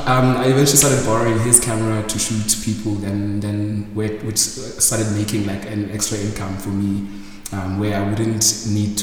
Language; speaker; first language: English; non-native, local second language; Xhosa